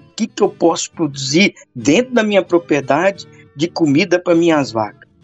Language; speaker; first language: Portuguese; native; Portuguese